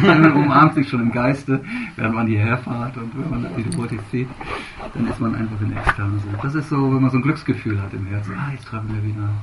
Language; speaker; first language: German; native; German